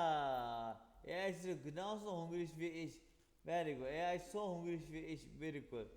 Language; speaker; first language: German; non-native, fluent; Urdu